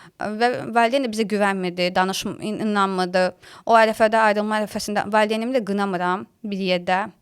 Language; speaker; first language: Azerbaijani; native; Azerbaijani